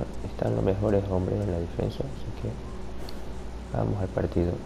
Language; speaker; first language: Spanish; native; Spanish